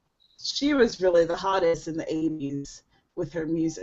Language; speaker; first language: English; native; English